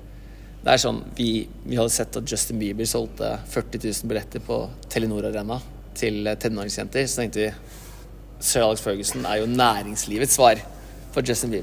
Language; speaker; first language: Norwegian; native; Norwegian